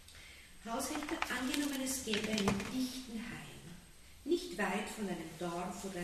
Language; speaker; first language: German; native; German